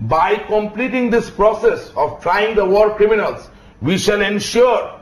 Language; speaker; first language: English; non-native, local second language; Bangla